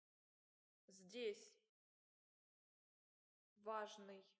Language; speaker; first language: Russian; non-native, learner; English